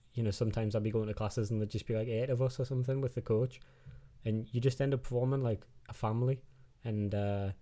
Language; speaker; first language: English; native; English